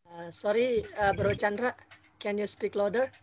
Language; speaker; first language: English; non-native, learner; Indonesian